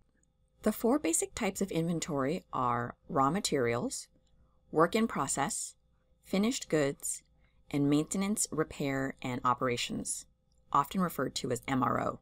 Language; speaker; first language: English; native; English